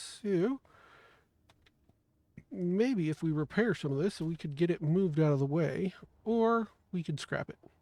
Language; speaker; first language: English; native; English